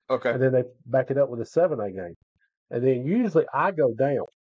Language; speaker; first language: English; native; English